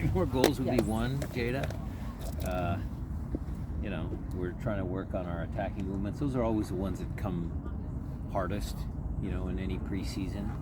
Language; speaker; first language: English; native; English